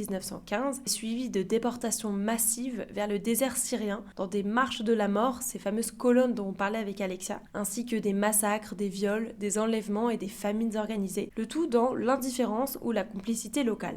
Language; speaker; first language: French; native; French